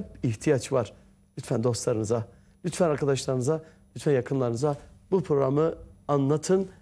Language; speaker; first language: Turkish; native; Turkish